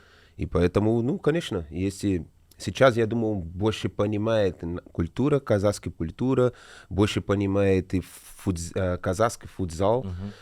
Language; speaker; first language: Russian; non-native, learner; Portuguese